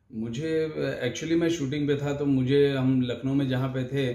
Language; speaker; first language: Hindi; native; Hindi